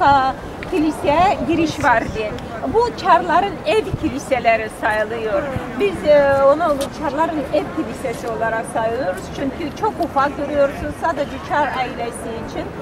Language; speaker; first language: Turkish; non-native, fluent; Russian